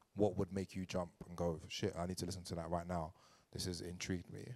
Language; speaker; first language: English; native; English